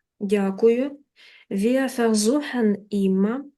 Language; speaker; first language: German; non-native, fluent; Ukrainian